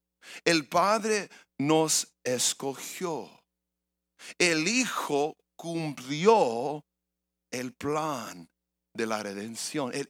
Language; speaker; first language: Spanish; early bilingual, heritage; English